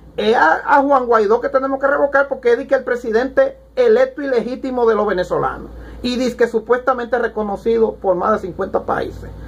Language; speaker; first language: Spanish; native; Spanish